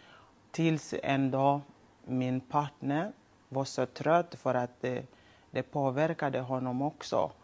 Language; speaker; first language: Swedish; non-native, local second language; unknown